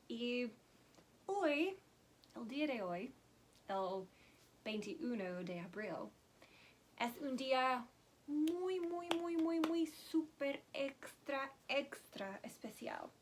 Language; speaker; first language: Spanish; non-native, fluent; English